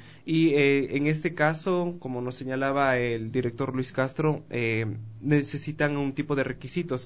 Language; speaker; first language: Spanish; native; Spanish